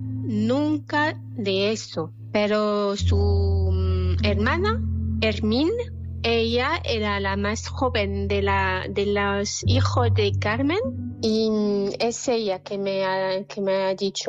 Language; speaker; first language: Spanish; non-native, learner; French